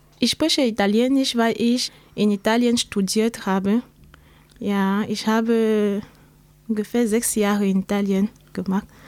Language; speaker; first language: German; non-native, learner; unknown